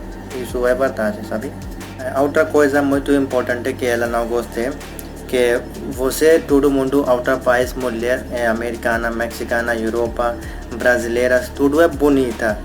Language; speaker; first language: Portuguese; non-native, learner; Hindi